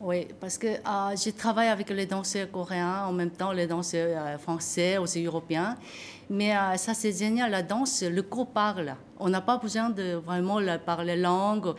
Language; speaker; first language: French; non-native, learner; Korean